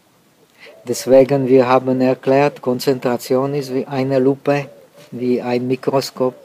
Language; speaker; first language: German; non-native, fluent; Czech